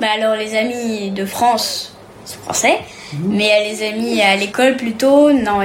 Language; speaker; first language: French; early bilingual, heritage; French